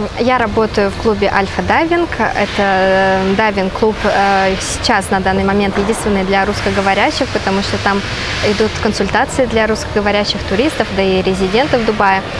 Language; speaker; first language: Russian; native; Russian